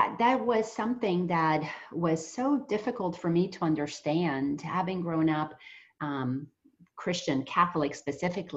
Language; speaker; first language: English; native; English